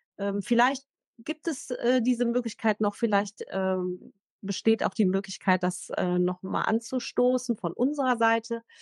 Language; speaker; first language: German; native; German